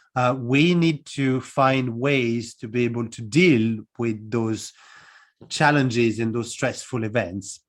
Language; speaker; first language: English; non-native, fluent; French